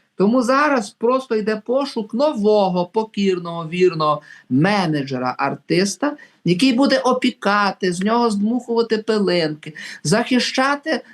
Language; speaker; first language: Ukrainian; native; Ukrainian